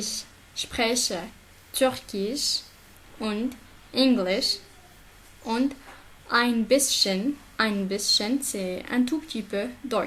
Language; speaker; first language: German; non-native, fluent; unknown